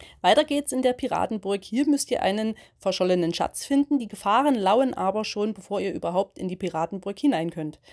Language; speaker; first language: German; native; German